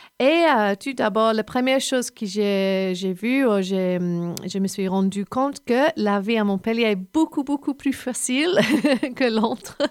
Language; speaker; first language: French; non-native, fluent; English